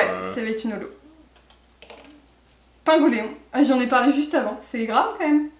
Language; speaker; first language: French; native; French